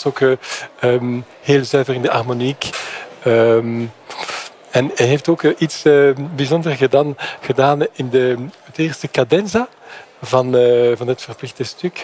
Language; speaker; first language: Dutch; non-native, fluent; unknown